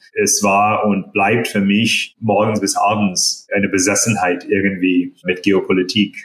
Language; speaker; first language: German; non-native, fluent; English